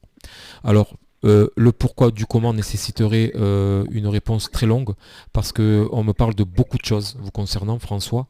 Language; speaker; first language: French; native; French